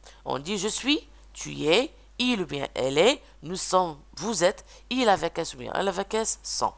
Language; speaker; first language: French; non-native, local second language; Arabic